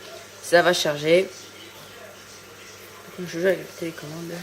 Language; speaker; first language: French; native; French